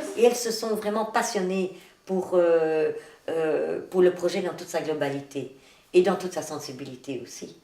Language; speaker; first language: French; native; French